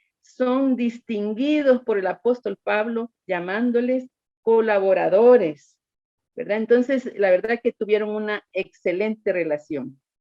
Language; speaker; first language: Spanish; native; Spanish